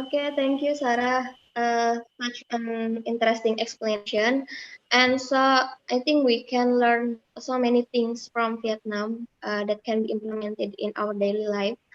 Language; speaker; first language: English; non-native, fluent; Indonesian